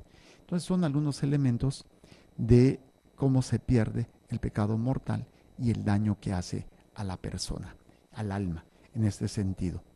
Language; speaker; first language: Spanish; native; Spanish